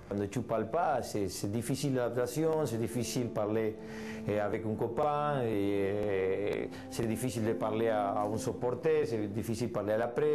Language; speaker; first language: French; non-native, fluent; Spanish